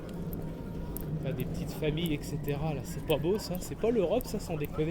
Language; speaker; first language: French; native; French